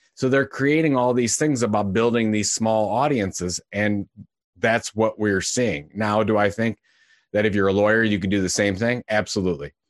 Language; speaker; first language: English; native; English